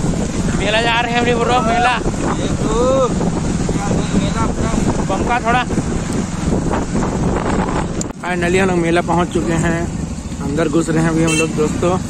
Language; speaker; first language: Hindi; native; Hindi